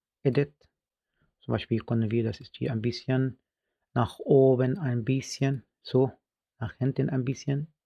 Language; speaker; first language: German; non-native, fluent; Arabic